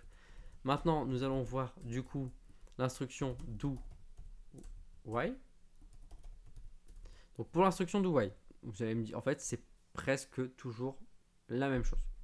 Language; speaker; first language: French; native; French